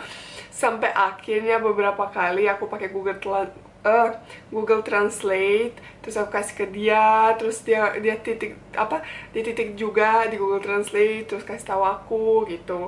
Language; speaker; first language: Indonesian; non-native, fluent; Bosnian